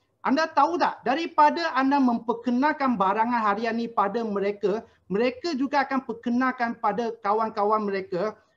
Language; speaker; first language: Malay; non-native, local second language; Chinese